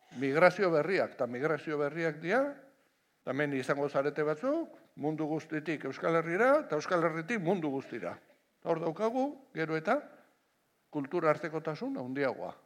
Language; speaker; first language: Basque; non-native, local second language; Spanish